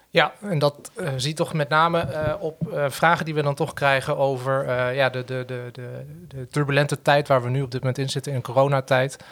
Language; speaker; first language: Dutch; native; Dutch